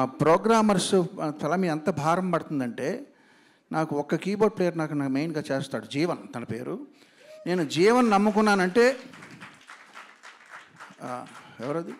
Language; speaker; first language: Telugu; native; Telugu